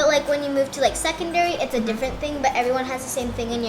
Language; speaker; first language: English; non-native, fluent; Japanese